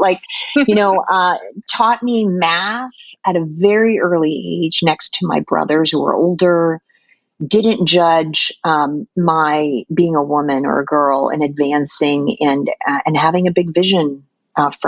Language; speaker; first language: English; non-native, local second language; Filipino